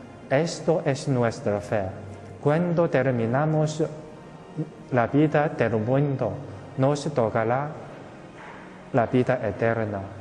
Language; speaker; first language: Spanish; non-native, fluent; Chinese